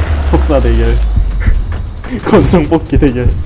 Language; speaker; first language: Korean; native; Korean